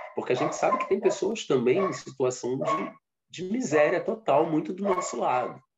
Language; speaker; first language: Portuguese; native; Portuguese